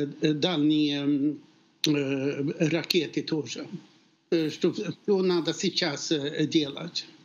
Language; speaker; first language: Russian; non-native, fluent; Swedish